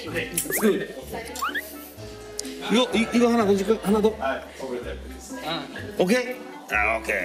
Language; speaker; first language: Italian; non-native, learner; Korean